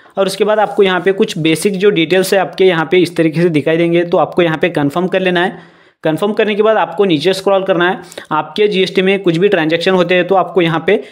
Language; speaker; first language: Hindi; non-native, local second language; Marathi